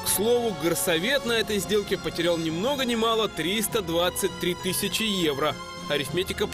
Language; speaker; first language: Russian; non-native, local second language; Ukrainian